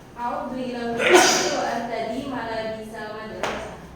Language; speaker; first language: Arabic; non-native, learner; Indonesian